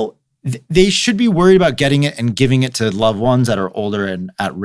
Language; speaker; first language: English; native; English